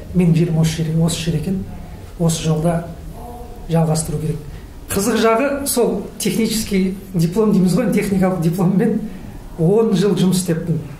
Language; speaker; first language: Kazakh; native; Kazakh